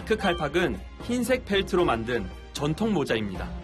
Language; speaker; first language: Korean; native; Korean